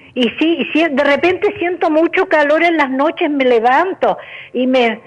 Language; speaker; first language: Spanish; native; Spanish